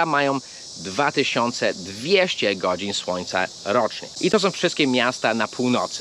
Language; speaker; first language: Polish; non-native, fluent; English